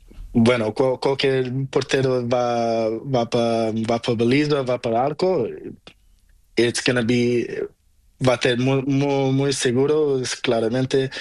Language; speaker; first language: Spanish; non-native, learner; Portuguese